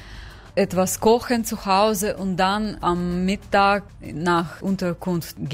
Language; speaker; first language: German; non-native, learner; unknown